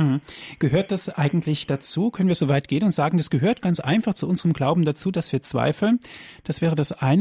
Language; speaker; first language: German; native; German